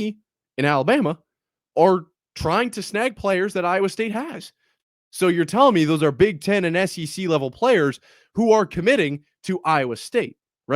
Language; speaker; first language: English; native; English